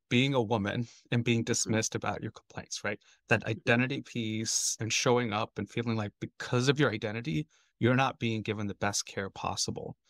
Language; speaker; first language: English; native; English